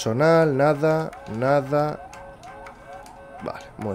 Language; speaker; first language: Spanish; native; Spanish